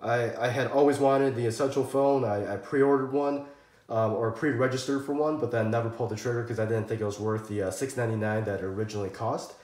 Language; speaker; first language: English; native; English